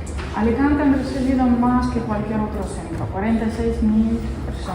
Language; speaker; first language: Spanish; non-native, learner; Ukrainian